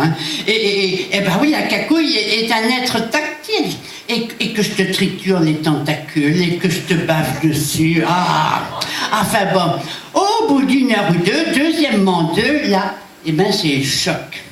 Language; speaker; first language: French; native; French